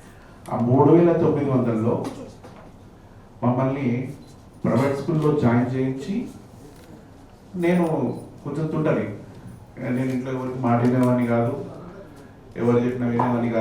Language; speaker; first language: Telugu; native; Telugu